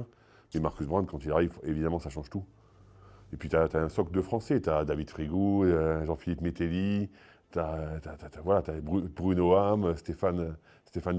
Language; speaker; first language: French; native; French